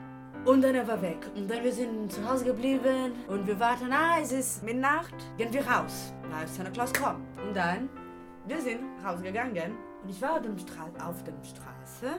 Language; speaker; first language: German; non-native, learner; Portuguese